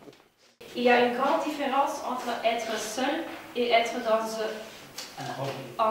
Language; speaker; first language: French; non-native, fluent; Dutch